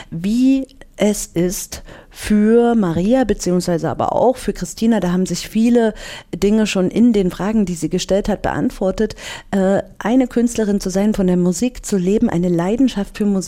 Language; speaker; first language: German; native; German